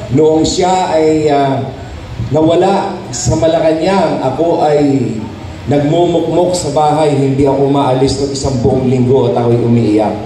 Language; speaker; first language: Filipino; non-native, local second language; Hiligaynon